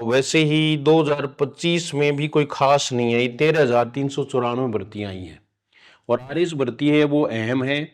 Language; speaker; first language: Hindi; native; Hindi